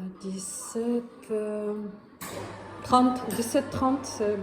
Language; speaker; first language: French; non-native, learner; Ukrainian